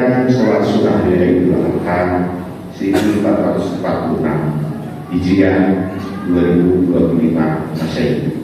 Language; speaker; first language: Indonesian; native; Indonesian